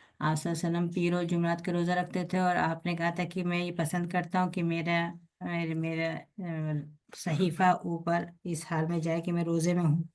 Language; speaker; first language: Urdu; native; Urdu